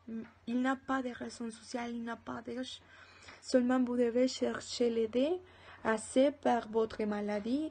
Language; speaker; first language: French; non-native, learner; Spanish